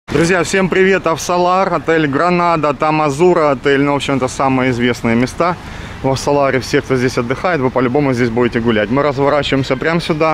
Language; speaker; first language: Russian; native; Russian